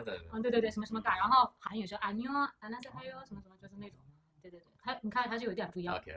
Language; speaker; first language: Chinese; native; Chinese